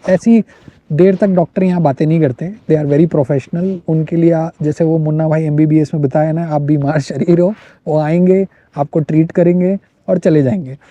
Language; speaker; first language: Hindi; native; Hindi